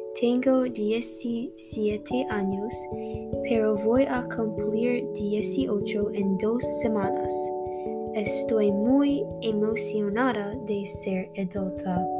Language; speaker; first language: Spanish; non-native, learner; English